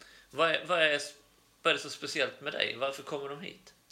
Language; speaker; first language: Swedish; native; Swedish